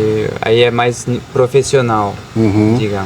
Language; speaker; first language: Portuguese; early bilingual, other home language; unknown